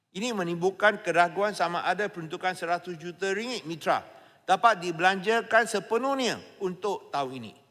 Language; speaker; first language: Malay; non-native, local second language; Chinese